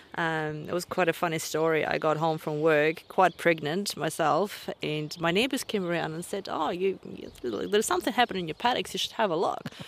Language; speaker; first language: English; non-native, fluent; Russian